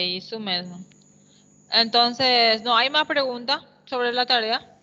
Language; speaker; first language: Portuguese; non-native, fluent; Spanish